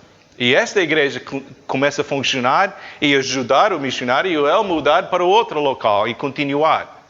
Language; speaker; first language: Portuguese; non-native, fluent; English